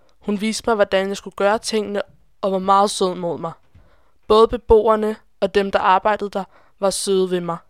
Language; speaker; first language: Danish; non-native, fluent; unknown